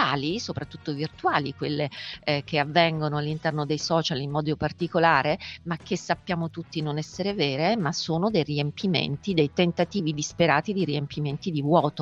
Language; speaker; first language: Italian; native; Italian